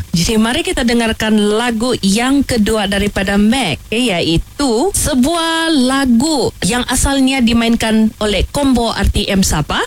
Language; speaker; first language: Malay; native; Malay